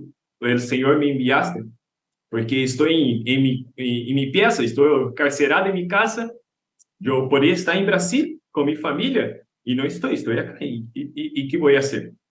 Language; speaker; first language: Spanish; non-native, learner; Portuguese